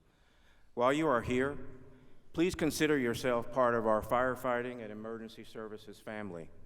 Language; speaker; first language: English; native; English